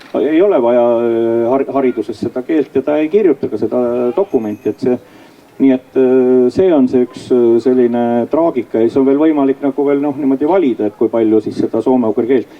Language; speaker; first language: Estonian; native; Estonian